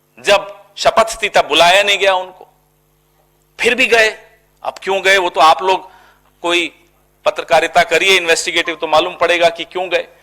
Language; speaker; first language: Hindi; native; Hindi